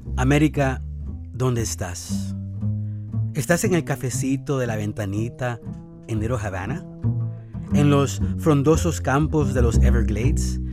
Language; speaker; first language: Spanish; early bilingual, heritage; Spanish